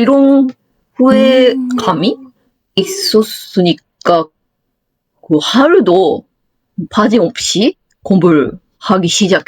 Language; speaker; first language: Korean; non-native, fluent; Japanese